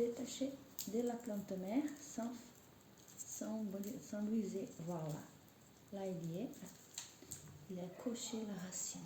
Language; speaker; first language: French; native; French